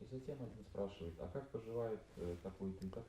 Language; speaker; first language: Russian; native; Russian